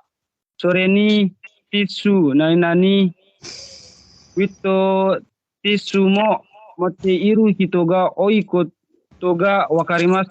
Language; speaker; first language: Japanese; non-native, learner; Indonesian